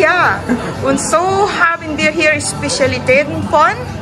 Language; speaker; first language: German; non-native, learner; Filipino